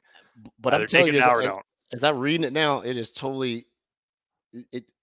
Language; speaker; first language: English; native; English